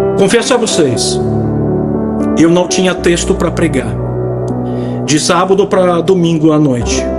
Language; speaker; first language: Portuguese; non-native, fluent; Ukrainian